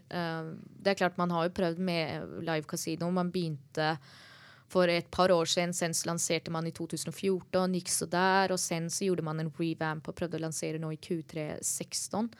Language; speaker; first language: Norwegian; early bilingual, other home language; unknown